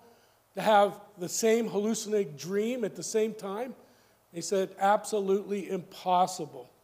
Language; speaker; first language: English; native; English